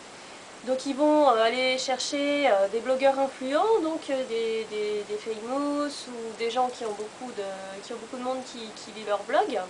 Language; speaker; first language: French; native; French